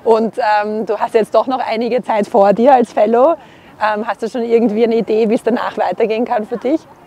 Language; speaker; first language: German; native; German